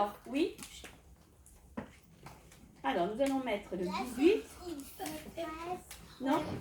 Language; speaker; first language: French; native; French